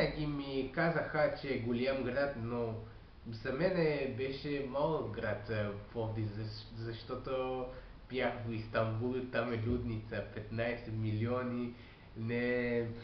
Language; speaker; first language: Bulgarian; non-native, learner; French